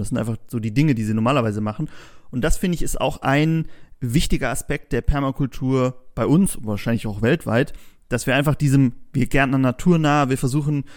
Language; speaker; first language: German; native; German